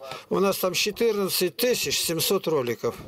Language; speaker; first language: Russian; native; Russian